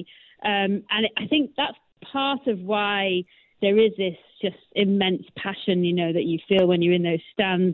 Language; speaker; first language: English; native; English